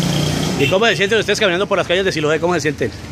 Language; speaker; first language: Spanish; native; Spanish